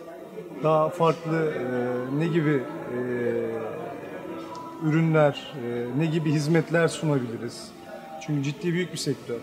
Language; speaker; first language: Turkish; native; Turkish